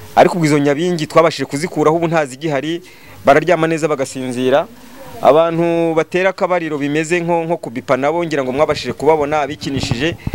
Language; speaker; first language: Kinyarwanda; native; Kinyarwanda